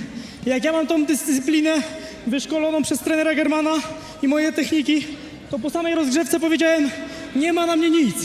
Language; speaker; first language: Polish; native; Polish